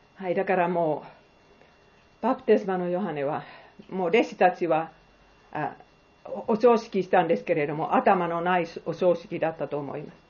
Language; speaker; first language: Japanese; non-native, fluent; Finnish